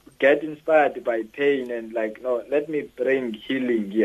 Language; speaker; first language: English; non-native, local second language; Xhosa